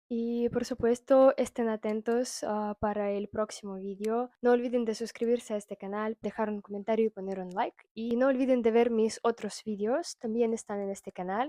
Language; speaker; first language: Spanish; non-native, fluent; Russian